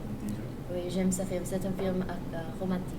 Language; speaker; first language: French; non-native, learner; Spanish